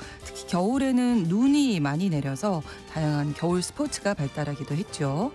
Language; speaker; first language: Korean; native; Korean